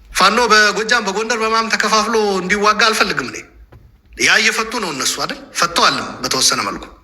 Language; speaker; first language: Amharic; non-native, local second language; Tigrinya